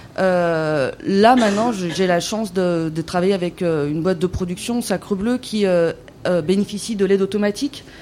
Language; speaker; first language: French; native; French